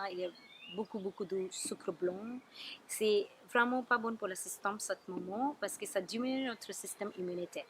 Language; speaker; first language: French; non-native, learner; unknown